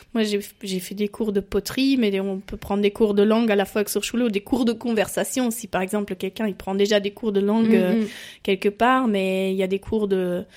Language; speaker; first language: French; non-native, fluent; German